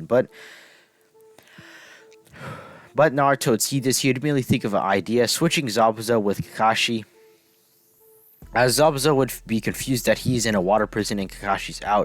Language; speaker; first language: English; native; English